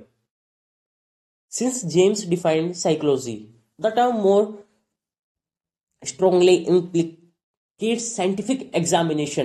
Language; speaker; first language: English; non-native, local second language; Hindi